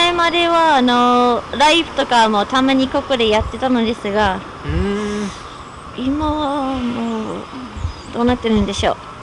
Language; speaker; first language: Japanese; non-native, fluent; English